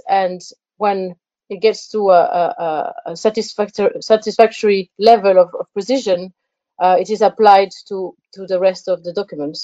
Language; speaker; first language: English; non-native, fluent; French